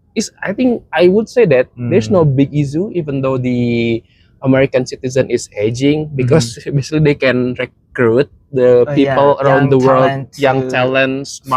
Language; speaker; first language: English; non-native, fluent; Indonesian